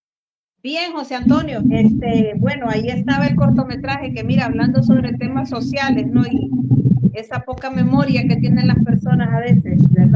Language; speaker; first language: Spanish; native; Spanish